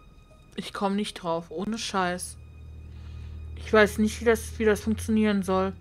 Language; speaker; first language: German; native; German